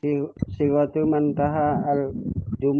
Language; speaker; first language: Arabic; non-native, learner; Indonesian